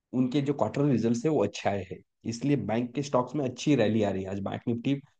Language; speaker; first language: Hindi; non-native, local second language; Marathi